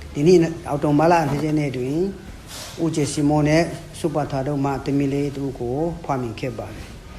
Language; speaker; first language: Burmese; non-native, local second language; Hakha Chin